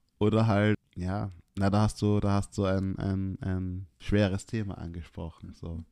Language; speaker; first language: German; early bilingual, other home language; Swahili